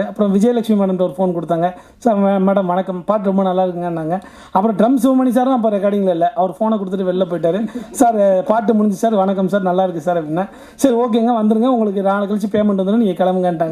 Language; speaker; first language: Tamil; native; Tamil